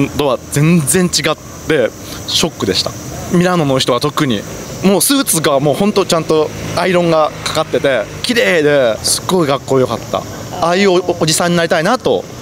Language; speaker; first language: Japanese; native; Japanese